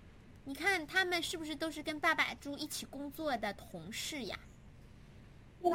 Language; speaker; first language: Chinese; native; Chinese